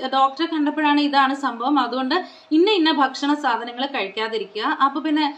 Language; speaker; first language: Malayalam; non-native, local second language; Konkani